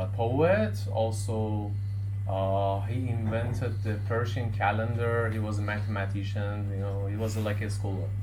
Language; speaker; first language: English; non-native, fluent; Persian